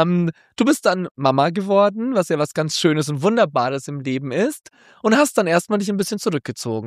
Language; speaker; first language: German; native; German